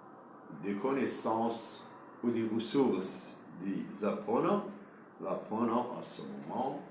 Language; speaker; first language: French; non-native, local second language; Arabic